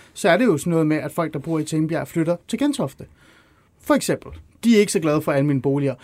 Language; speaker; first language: Danish; early bilingual, other home language; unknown